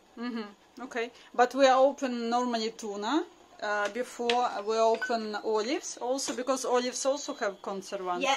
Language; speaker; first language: English; non-native, learner; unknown